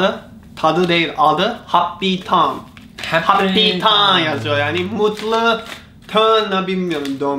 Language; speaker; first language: Turkish; non-native, learner; Japanese